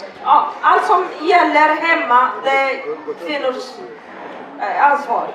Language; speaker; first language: Swedish; non-native, learner; Swahili